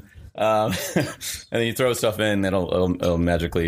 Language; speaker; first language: English; non-native, local second language; Sinhala